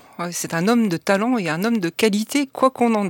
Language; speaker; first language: French; native; French